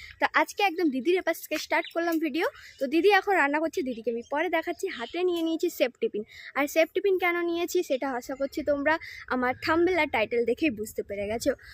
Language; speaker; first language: Bangla; non-native, local second language; Santali